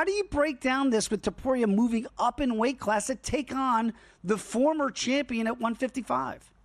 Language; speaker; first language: English; native; English